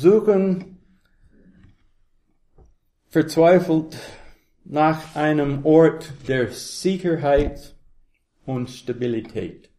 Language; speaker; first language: German; non-native, learner; English